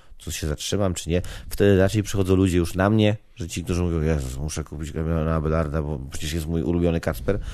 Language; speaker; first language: Polish; native; Polish